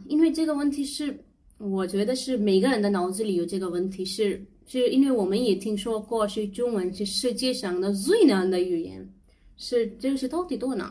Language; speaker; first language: Chinese; non-native, learner; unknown